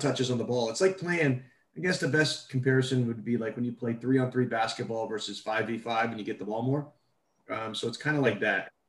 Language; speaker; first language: English; native; English